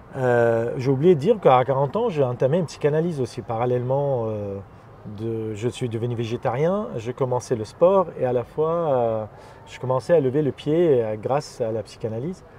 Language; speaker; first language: French; non-native, fluent; Armenian